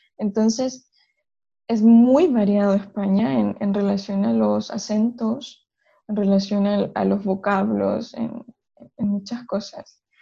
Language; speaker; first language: Spanish; native; Spanish